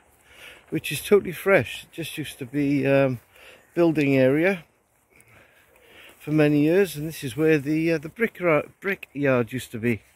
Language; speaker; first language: English; native; English